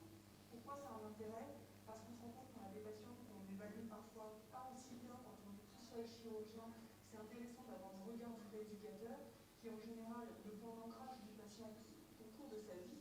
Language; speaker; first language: French; native; French